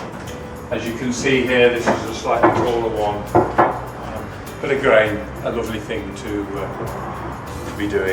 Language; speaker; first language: English; native; English